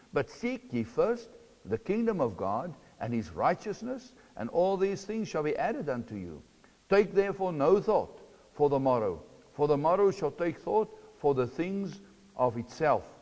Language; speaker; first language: English; non-native, local second language; Afrikaans